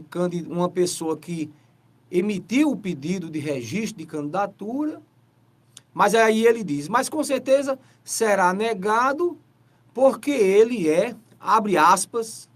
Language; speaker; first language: Portuguese; native; Portuguese